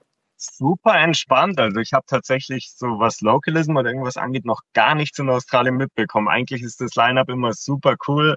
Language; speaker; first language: German; native; German